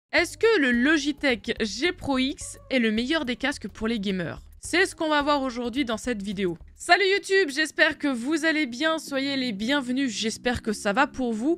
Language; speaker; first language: French; native; French